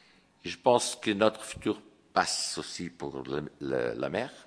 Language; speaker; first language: French; non-native, fluent; Portuguese